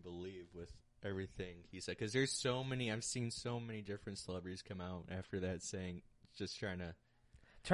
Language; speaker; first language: English; native; English